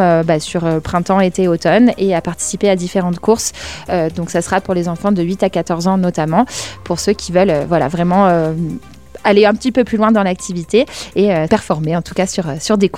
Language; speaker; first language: French; native; French